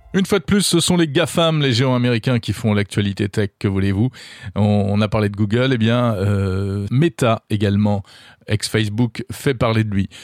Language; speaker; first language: French; native; French